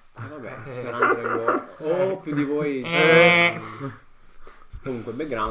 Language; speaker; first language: Italian; native; Italian